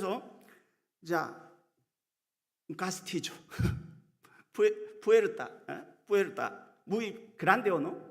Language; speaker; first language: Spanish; non-native, learner; Korean